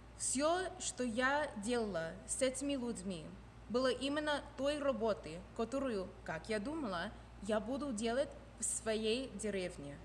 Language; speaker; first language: Russian; non-native, fluent; English